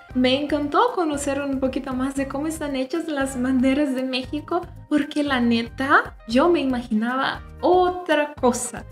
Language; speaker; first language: Spanish; non-native, fluent; Portuguese